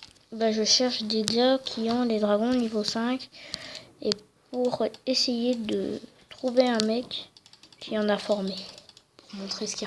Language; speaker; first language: French; native; French